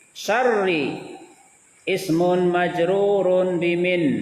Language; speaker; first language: Arabic; non-native, fluent; Indonesian